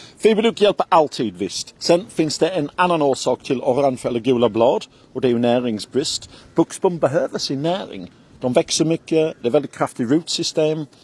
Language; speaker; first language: Swedish; non-native, fluent; English